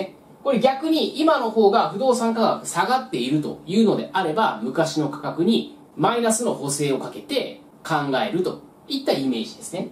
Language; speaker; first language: Japanese; native; Japanese